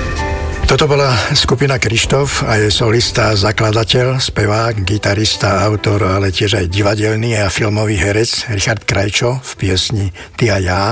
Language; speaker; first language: Slovak; native; Slovak